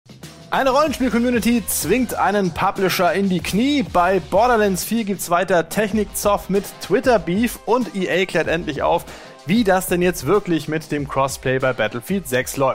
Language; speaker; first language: German; native; German